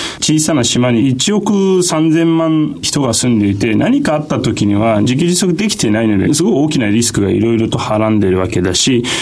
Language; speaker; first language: Japanese; non-native, fluent; Turkish